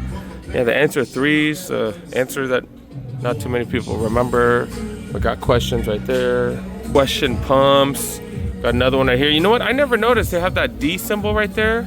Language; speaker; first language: English; native; English